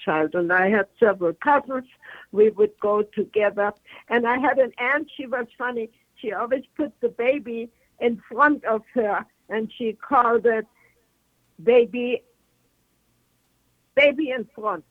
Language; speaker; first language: English; non-native, fluent; German